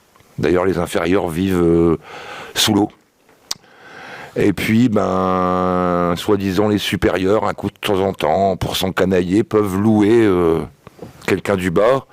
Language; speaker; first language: French; native; French